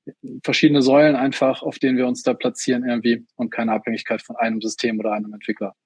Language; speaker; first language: German; native; German